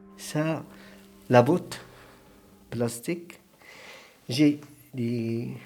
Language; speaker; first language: French; non-native, learner; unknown